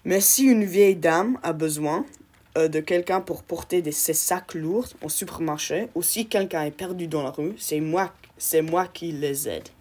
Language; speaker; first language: French; non-native, learner; English